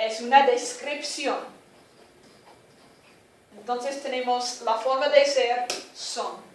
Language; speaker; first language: Spanish; non-native, fluent; English